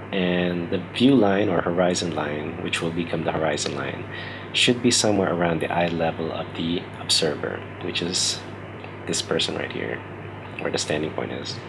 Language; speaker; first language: English; native; English